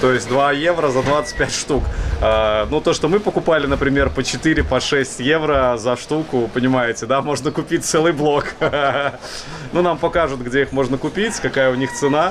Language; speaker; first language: Russian; native; Russian